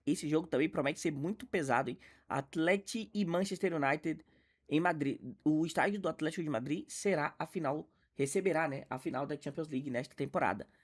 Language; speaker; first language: Portuguese; native; Portuguese